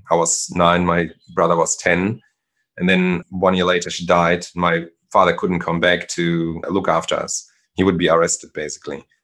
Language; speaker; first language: English; non-native, fluent; German